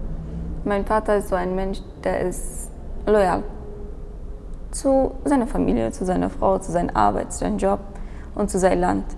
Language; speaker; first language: German; early bilingual, other home language; Persian